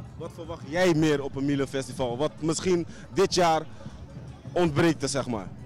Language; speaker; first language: Dutch; native; Dutch